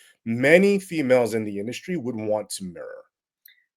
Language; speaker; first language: English; native; English